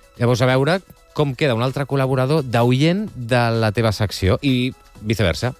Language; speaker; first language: Catalan; native; Catalan